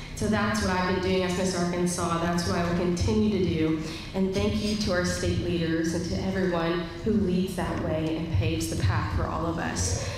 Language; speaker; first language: English; native; English